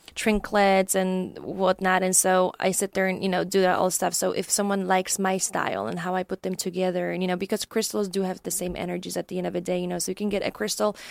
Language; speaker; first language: English; non-native, fluent; Polish